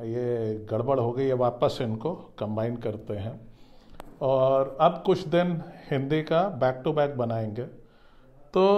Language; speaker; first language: Hindi; native; Hindi